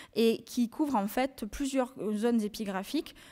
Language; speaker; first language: French; native; French